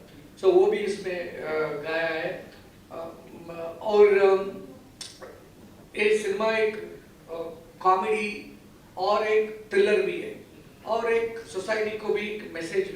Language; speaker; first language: Hindi; non-native, local second language; Kannada